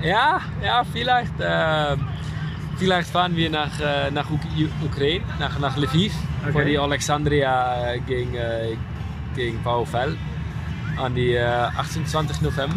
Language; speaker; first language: German; non-native, learner; Dutch